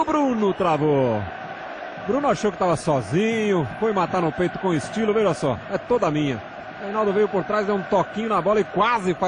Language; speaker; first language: Portuguese; native; Portuguese